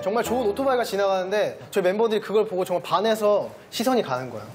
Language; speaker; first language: Korean; native; Korean